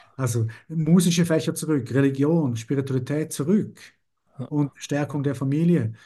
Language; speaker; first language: German; early bilingual, other home language; Spanish